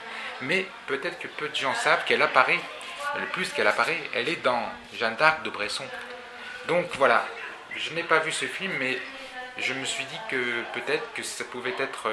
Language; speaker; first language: French; native; French